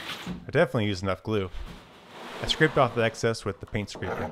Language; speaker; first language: English; native; English